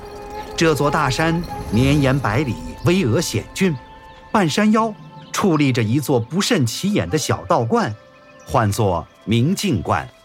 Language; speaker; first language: Chinese; native; Chinese